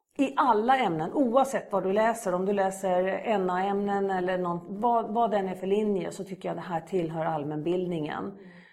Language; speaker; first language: Swedish; native; Swedish